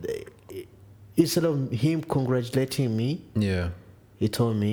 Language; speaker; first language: English; non-native, local second language; Ganda